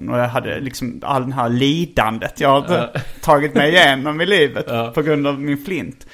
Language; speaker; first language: Swedish; native; Swedish